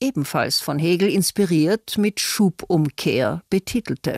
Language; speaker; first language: German; native; German